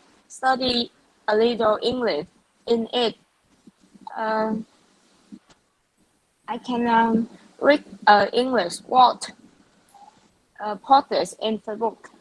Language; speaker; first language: English; non-native, learner; Vietnamese